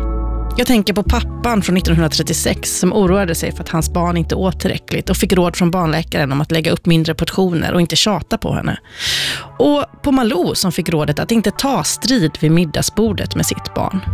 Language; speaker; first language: Swedish; native; Swedish